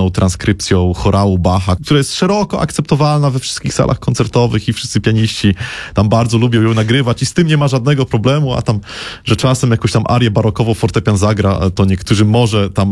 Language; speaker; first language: Polish; native; Polish